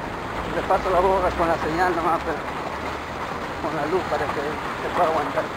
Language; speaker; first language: Spanish; native; Spanish